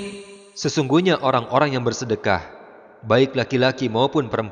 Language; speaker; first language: Indonesian; native; Indonesian